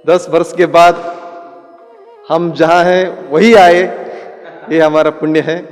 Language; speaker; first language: Hindi; non-native, local second language; Kannada